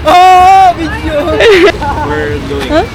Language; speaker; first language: English; non-native, local second language; Filipino